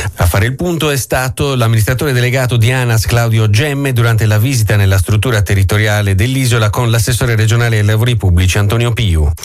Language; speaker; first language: Italian; native; Italian